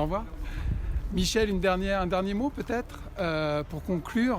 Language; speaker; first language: French; native; French